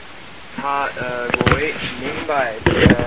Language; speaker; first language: Chinese; non-native, fluent; English